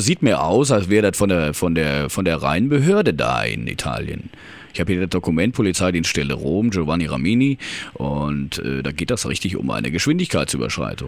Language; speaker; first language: German; native; German